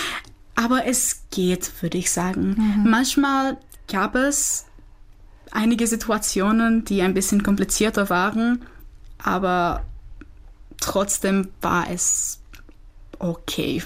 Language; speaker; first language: German; non-native, fluent; Czech